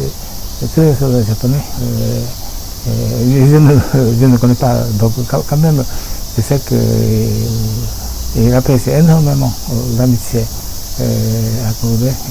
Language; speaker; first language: French; non-native, fluent; Japanese